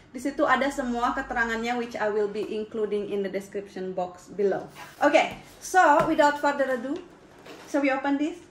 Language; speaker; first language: English; non-native, fluent; Indonesian